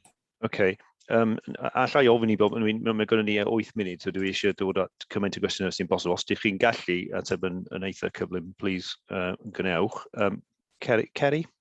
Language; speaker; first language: Welsh; native; Welsh